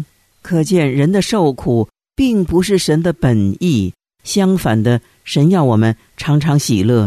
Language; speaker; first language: Chinese; native; Chinese